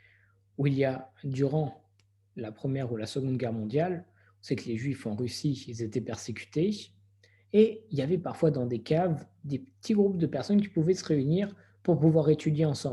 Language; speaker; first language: French; native; French